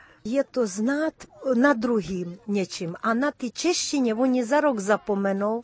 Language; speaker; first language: Czech; early bilingual, heritage; Czech